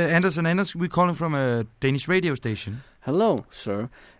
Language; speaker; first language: English; non-native, fluent; Danish